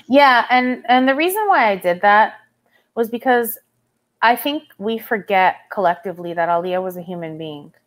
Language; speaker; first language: English; native; English